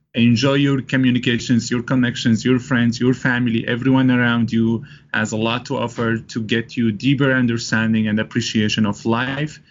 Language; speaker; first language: English; non-native, fluent; Arabic